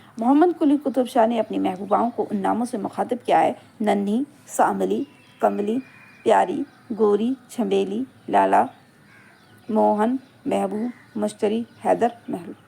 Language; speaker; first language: Urdu; native; Urdu